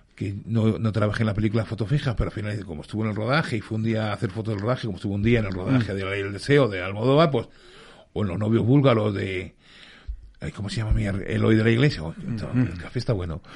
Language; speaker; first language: Spanish; early bilingual, other home language; English